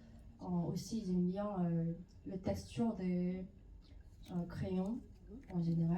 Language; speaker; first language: French; non-native, fluent; Korean